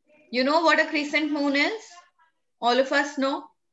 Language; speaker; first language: English; non-native, local second language; Hindi